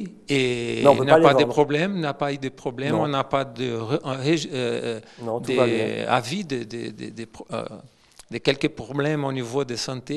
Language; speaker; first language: French; non-native, fluent; Portuguese